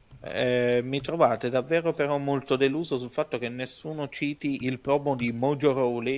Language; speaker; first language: Italian; native; Italian